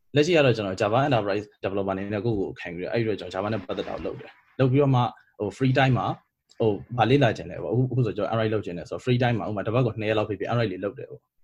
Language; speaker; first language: Burmese; native; Burmese